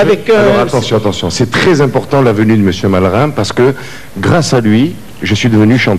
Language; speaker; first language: French; native; French